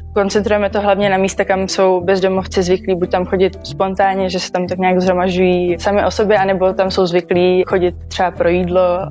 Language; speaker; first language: Czech; native; Czech